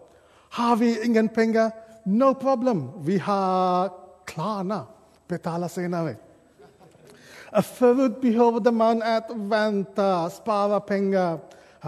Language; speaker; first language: Swedish; non-native, fluent; English